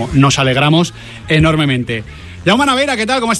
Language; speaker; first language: Spanish; native; Spanish